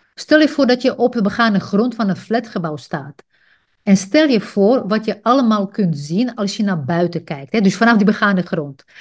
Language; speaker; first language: Dutch; non-native, fluent; Czech